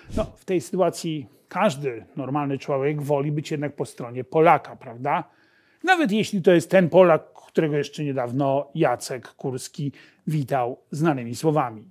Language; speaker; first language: Polish; native; Polish